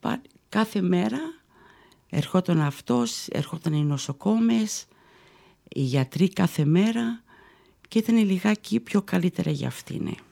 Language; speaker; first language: Greek; early bilingual, heritage; Greek